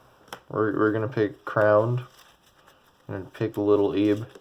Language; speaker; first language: English; native; English